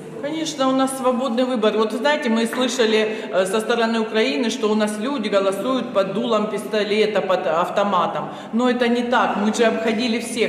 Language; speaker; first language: Russian; native; Russian